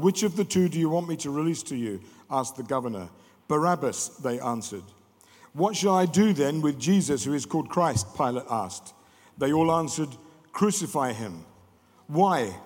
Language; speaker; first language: English; native; English